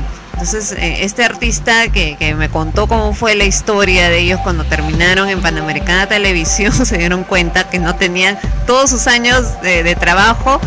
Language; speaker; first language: Spanish; native; Spanish